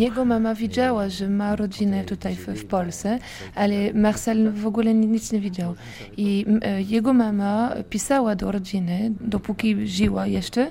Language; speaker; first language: Polish; non-native, learner; French